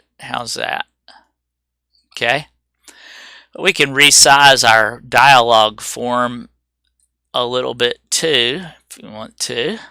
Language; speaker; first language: English; native; English